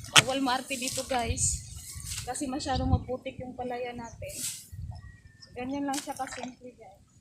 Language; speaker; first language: Filipino; native; Filipino